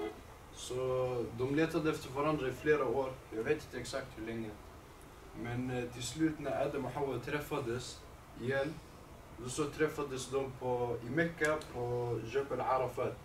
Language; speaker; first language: Swedish; early bilingual, other home language; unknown